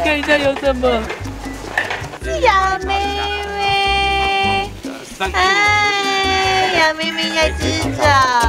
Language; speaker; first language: Chinese; native; Chinese